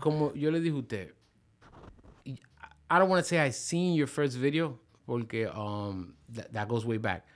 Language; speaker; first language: English; early bilingual, other home language; Spanish